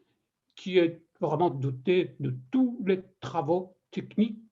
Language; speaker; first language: French; non-native, fluent; Persian